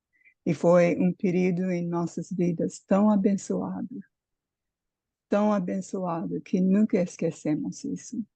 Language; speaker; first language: Portuguese; non-native, fluent; English